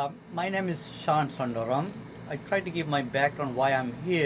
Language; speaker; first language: English; non-native, local second language; Tamil